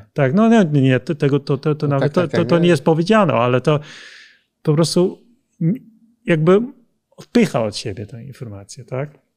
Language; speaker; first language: Polish; non-native, fluent; Dutch